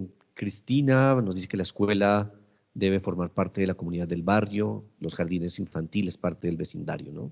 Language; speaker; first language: Spanish; native; Spanish